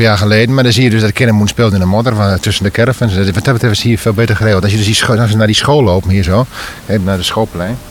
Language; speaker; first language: Dutch; native; Dutch